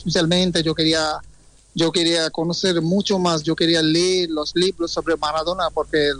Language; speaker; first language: Spanish; non-native, fluent; Bangla